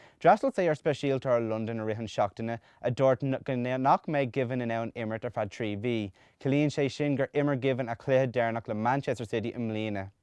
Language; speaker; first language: Irish; native; Irish